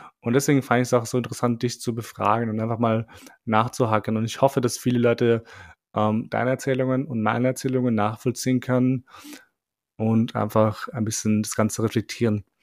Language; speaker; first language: German; early bilingual, other home language; Albanian